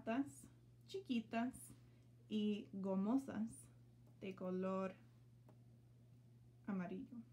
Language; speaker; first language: Spanish; non-native, learner; English